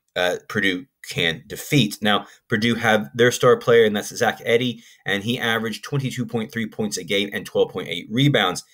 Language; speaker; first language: English; native; English